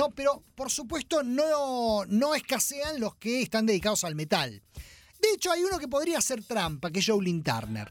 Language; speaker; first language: Spanish; native; Spanish